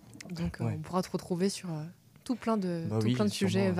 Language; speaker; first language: French; native; French